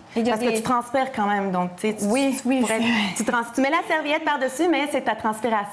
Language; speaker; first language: French; native; French